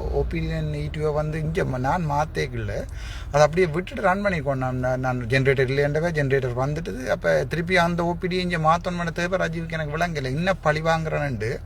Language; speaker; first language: Tamil; native; Tamil